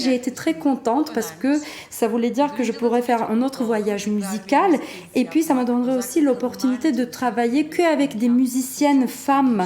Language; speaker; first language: French; non-native, fluent; Turkish